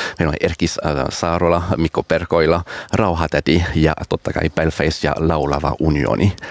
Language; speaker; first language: Finnish; non-native, fluent; French